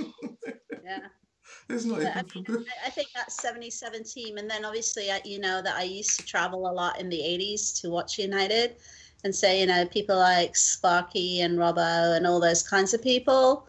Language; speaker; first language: English; early bilingual, other home language; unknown